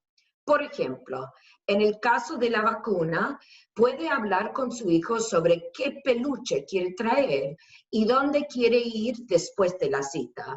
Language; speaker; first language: Spanish; non-native, fluent; English